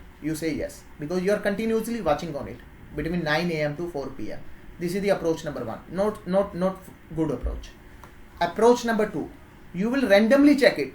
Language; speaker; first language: English; non-native, local second language; Hindi